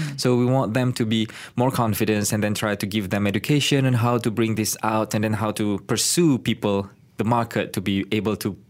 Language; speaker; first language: English; non-native, local second language; Malay